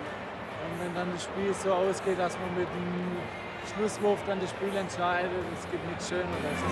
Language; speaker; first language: German; native; German